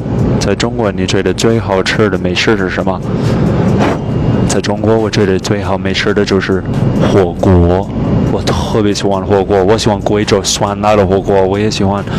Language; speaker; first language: Chinese; non-native, fluent; English